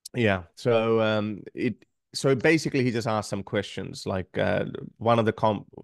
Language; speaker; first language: English; non-native, local second language; Urdu